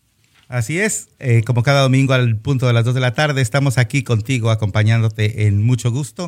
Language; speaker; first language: Spanish; native; Spanish